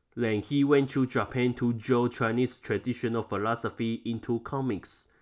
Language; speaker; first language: English; non-native, fluent; Chinese